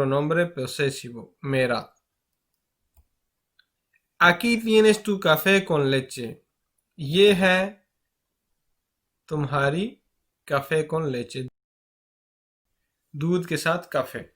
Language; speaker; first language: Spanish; non-native, fluent; Urdu